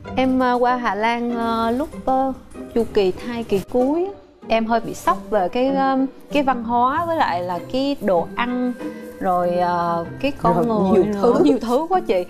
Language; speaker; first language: Vietnamese; native; Vietnamese